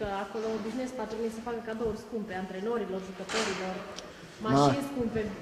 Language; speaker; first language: Romanian; native; Romanian